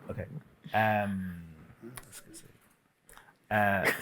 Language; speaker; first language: Portuguese; non-native, fluent; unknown